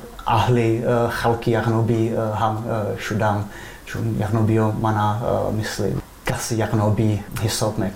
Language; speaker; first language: Persian; non-native, fluent; Czech